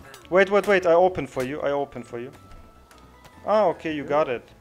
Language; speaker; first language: English; non-native, learner; German